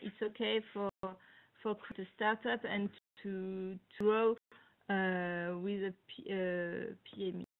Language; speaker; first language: English; non-native, learner; French